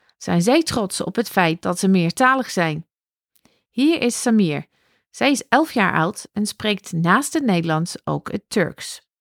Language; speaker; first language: Dutch; non-native, fluent; English